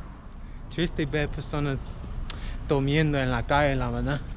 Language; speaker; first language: Spanish; non-native, learner; English